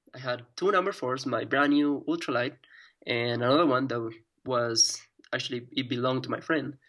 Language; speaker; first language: English; non-native, fluent; Spanish